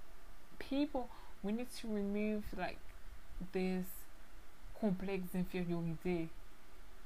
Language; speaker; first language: English; non-native, fluent; Haitian Creole